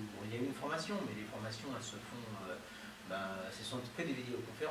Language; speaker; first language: French; native; French